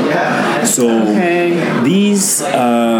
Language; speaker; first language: English; non-native, local second language; French